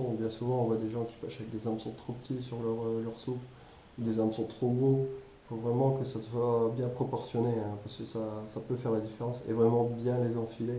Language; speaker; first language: French; native; French